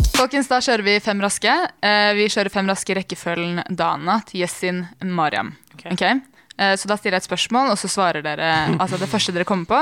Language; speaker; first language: Norwegian; early bilingual, other home language; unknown